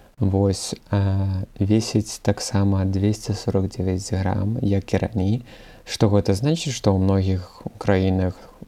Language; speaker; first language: Belarusian; non-native, local second language; Russian